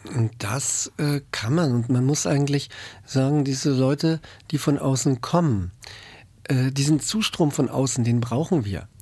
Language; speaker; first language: German; native; German